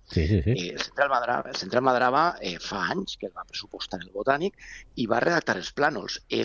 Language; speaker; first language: Catalan; native; Catalan